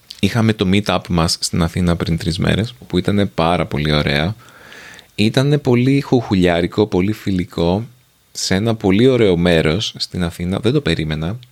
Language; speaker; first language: Greek; native; Greek